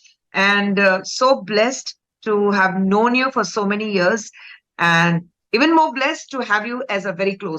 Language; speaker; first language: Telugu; non-native, fluent; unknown